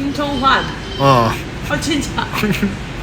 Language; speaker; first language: Korean; non-native, learner; Uzbek